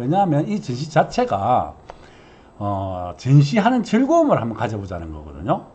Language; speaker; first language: Korean; native; Korean